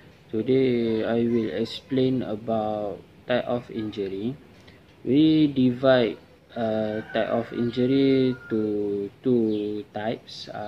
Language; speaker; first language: English; non-native, local second language; Malay